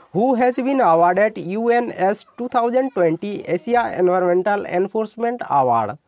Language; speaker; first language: Hindi; non-native, local second language; Odia